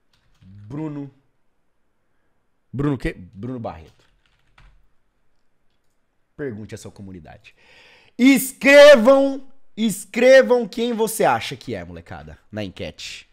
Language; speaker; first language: Portuguese; native; Portuguese